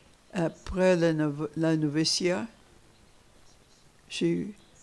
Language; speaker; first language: French; non-native, fluent; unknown